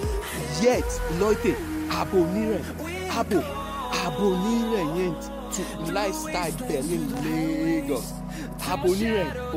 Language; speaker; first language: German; non-native, learner; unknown